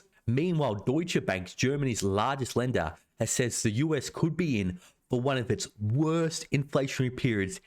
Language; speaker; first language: English; native; English